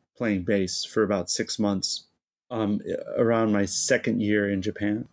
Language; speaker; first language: English; native; English